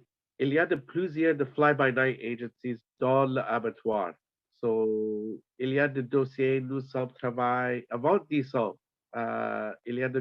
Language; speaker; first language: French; non-native, learner; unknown